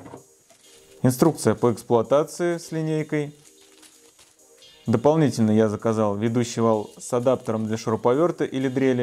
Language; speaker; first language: Russian; native; Russian